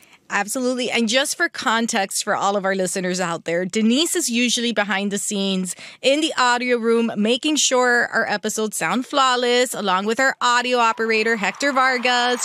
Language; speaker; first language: English; early bilingual, other home language; Spanish